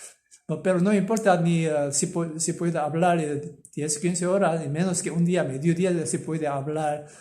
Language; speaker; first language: Spanish; non-native, learner; Korean